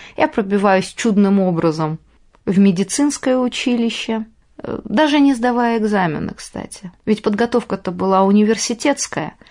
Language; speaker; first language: Russian; native; Russian